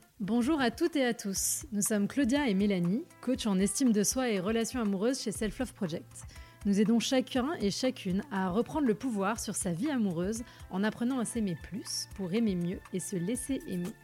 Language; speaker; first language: French; native; French